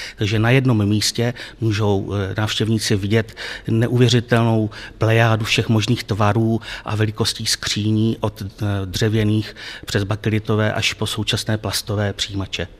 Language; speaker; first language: Czech; native; Czech